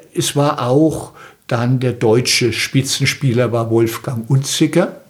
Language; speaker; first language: German; native; German